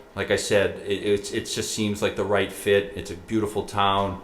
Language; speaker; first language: English; native; English